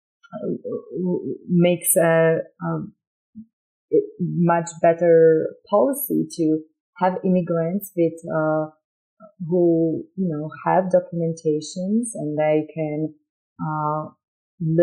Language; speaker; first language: English; non-native, fluent; Slovak